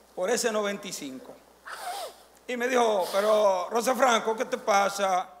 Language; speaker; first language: Spanish; native; Spanish